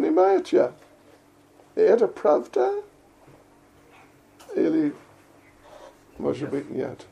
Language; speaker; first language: Russian; non-native, learner; English